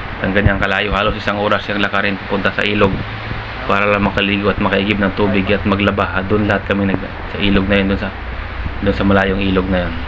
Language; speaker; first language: Filipino; non-native, local second language; Cebuano